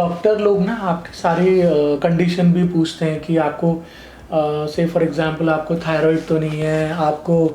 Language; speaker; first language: Hindi; native; Hindi